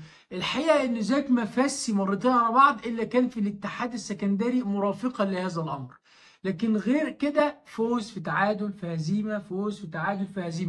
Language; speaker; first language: Arabic; native; Arabic